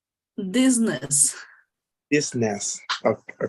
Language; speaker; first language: English; non-native, learner; Spanish